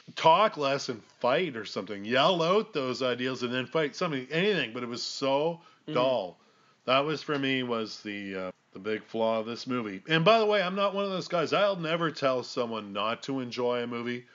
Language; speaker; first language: English; native; English